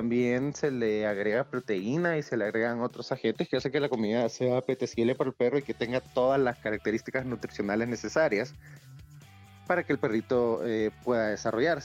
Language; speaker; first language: Spanish; native; Spanish